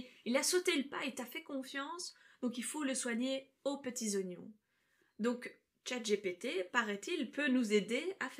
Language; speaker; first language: French; native; French